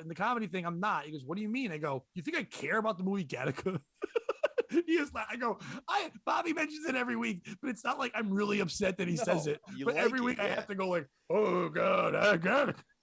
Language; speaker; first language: English; native; English